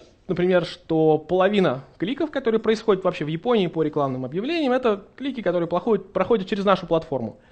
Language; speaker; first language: Russian; native; Russian